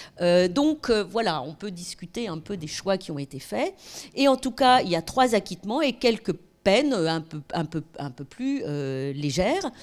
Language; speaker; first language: French; native; French